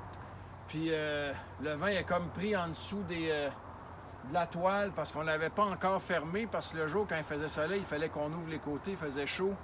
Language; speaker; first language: French; native; French